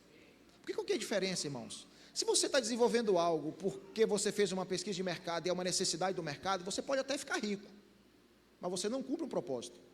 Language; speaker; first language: Portuguese; native; Portuguese